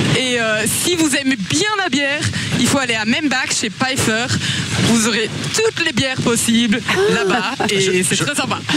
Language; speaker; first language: French; native; French